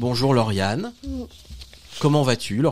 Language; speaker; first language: French; native; French